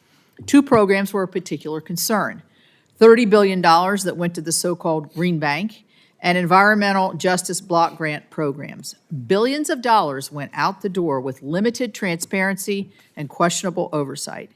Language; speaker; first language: English; native; English